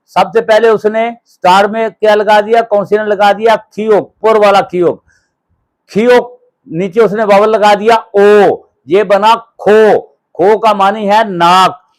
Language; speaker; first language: Urdu; native; Urdu